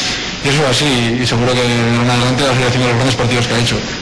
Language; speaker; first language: Spanish; native; Spanish